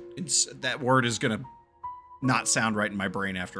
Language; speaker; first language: English; native; English